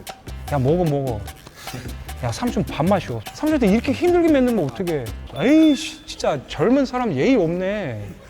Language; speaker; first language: Korean; non-native, fluent; English